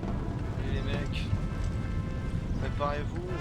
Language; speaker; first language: French; native; French